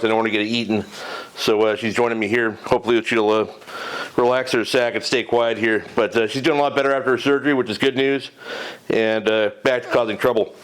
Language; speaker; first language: English; native; English